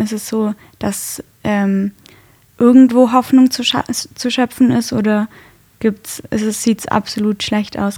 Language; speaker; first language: German; native; German